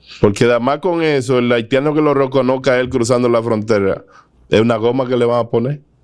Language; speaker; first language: Spanish; native; Spanish